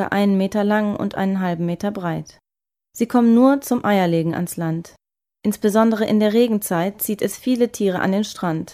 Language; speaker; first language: German; native; German